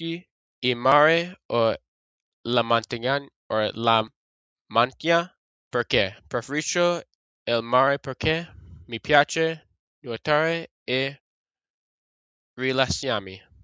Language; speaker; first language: Italian; non-native, learner; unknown